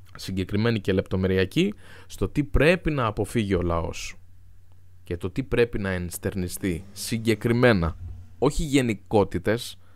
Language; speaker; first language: Greek; non-native, fluent; Arabic